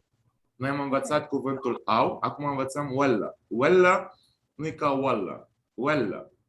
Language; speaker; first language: Romanian; non-native, fluent; Arabic